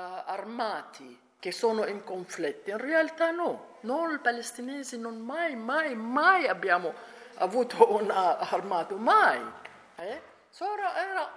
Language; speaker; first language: Italian; non-native, learner; Arabic